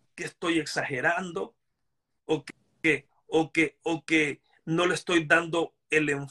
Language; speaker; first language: Spanish; native; Spanish